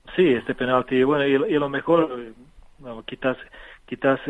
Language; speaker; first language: Spanish; non-native, fluent; Serbian